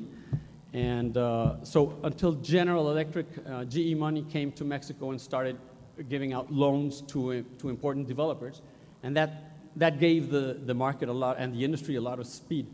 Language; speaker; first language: English; non-native, fluent; Spanish